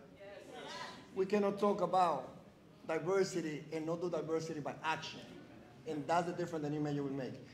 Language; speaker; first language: English; non-native, fluent; Spanish